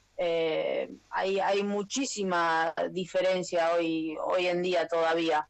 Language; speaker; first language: Spanish; native; Spanish